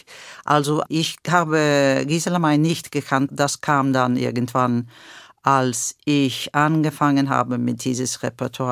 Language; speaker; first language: German; non-native, fluent; Swedish